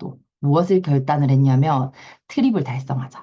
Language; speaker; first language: Korean; native; Korean